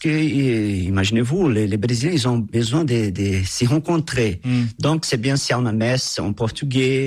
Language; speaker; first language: French; non-native, fluent; Portuguese